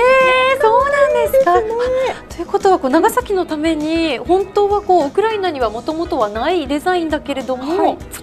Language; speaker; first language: Japanese; native; Japanese